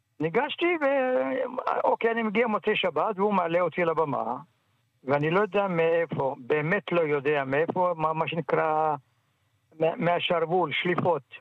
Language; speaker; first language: Hebrew; early bilingual, other home language; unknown